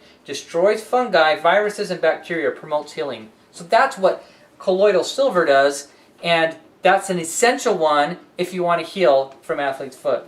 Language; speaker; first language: English; native; English